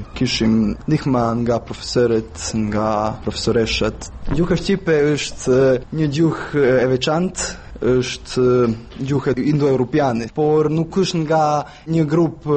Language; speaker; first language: Albanian; non-native, learner; Serbian